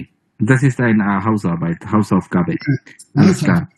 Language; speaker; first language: German; non-native, fluent; Bangla